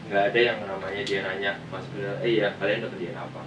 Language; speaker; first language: Indonesian; native; Indonesian